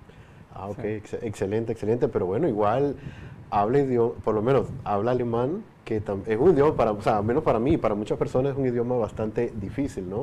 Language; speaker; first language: Spanish; native; Spanish